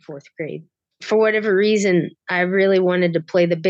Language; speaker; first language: English; native; English